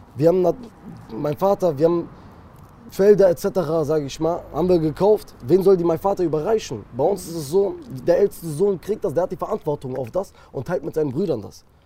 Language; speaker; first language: German; early bilingual, other home language; Kurdish